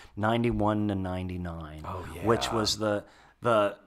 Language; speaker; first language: English; native; English